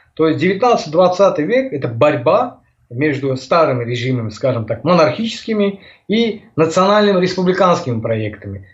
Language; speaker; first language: Russian; native; Russian